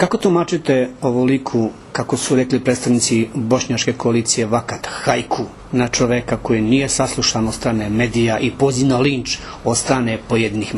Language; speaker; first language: Serbian; native; Serbian